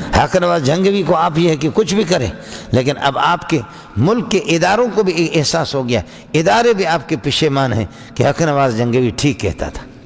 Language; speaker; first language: Urdu; non-native, local second language; Brahui